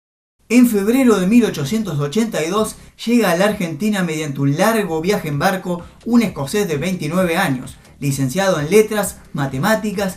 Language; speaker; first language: Spanish; native; Spanish